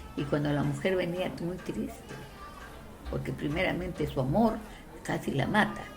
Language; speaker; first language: Spanish; non-native, local second language; Quechua